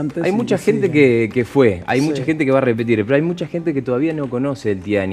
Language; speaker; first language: Spanish; native; Spanish